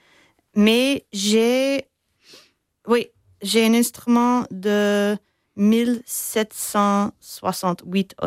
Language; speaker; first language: French; non-native, fluent; English